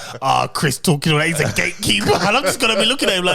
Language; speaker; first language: English; native; English